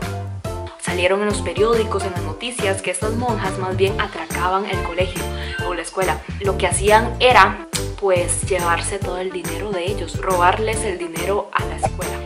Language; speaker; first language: Spanish; early bilingual, other home language; Cantonese